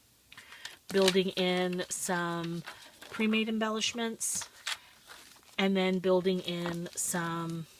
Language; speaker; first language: English; native; English